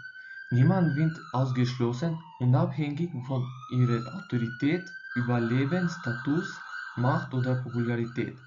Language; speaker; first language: German; non-native, fluent; Albanian